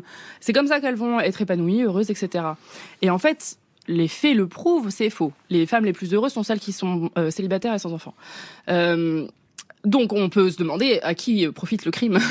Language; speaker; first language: French; native; French